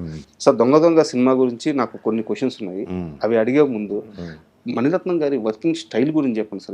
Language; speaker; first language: Telugu; native; Telugu